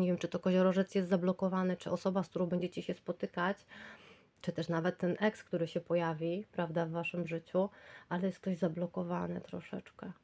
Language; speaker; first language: Polish; native; Polish